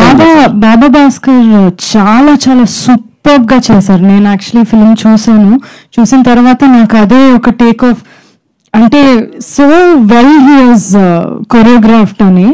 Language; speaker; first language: Telugu; non-native, fluent; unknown